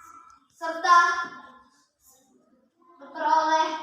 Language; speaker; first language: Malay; non-native, local second language; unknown